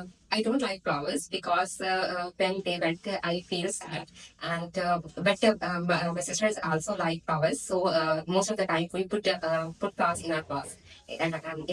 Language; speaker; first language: English; non-native, learner; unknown